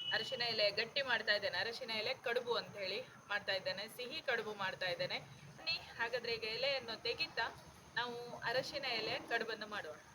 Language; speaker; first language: Kannada; non-native, local second language; Konkani